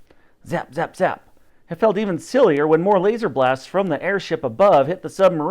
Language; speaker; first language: English; native; English